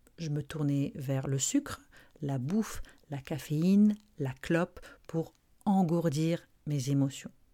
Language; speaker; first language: French; non-native, local second language; Arabic